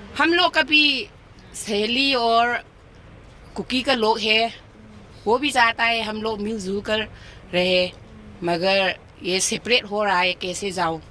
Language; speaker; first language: Hindi; non-native, local second language; Manipuri